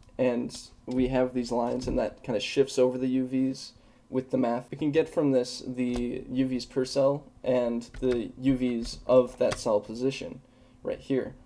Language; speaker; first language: English; native; English